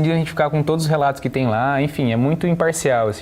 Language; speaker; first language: Portuguese; native; Portuguese